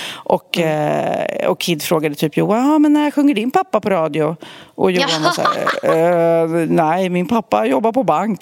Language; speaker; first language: Swedish; native; Swedish